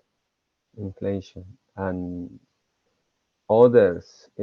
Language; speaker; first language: English; non-native, learner; Spanish